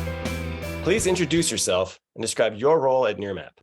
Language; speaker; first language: English; native; English